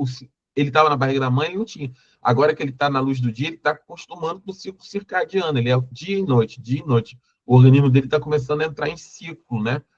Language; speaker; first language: Portuguese; native; Portuguese